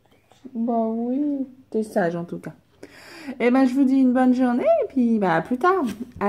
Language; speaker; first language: French; native; French